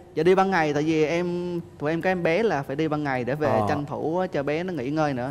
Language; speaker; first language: Vietnamese; native; Vietnamese